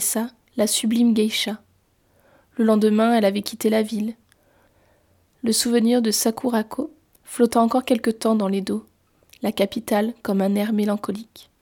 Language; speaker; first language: French; native; French